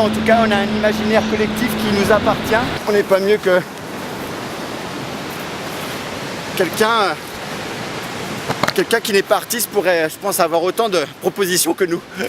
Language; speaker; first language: French; native; French